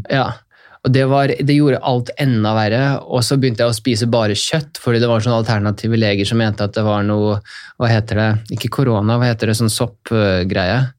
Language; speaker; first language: Norwegian; early bilingual, other home language; Russian